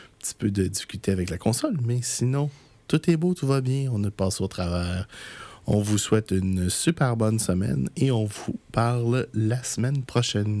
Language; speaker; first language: French; native; French